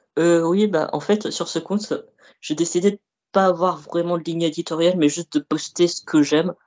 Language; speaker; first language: French; early bilingual, other home language; Arabic